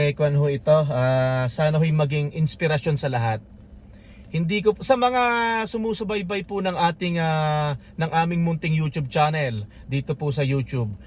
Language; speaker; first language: Filipino; native; Filipino